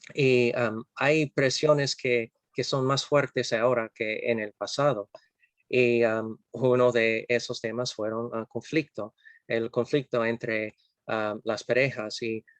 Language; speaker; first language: Spanish; non-native, fluent; English